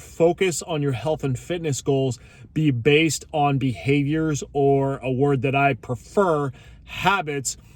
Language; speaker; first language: English; native; English